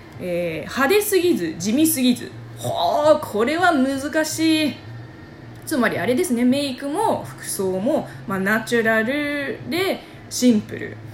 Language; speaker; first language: Japanese; non-native, fluent; Chinese